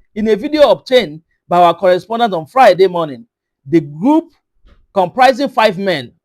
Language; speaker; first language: English; non-native, local second language; Yoruba